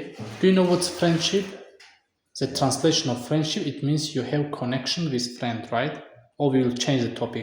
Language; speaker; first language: English; non-native, fluent; Tajik